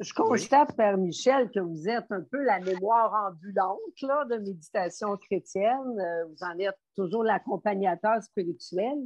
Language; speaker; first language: French; native; French